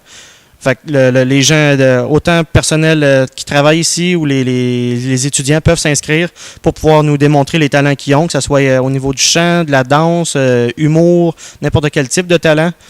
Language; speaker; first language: French; native; French